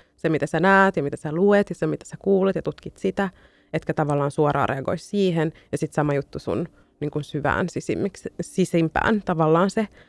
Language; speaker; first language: Finnish; early bilingual, other home language; Arabic